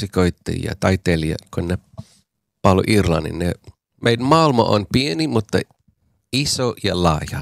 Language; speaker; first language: Finnish; non-native, learner; English